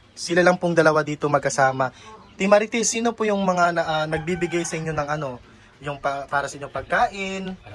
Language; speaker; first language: Filipino; non-native, local second language; Cebuano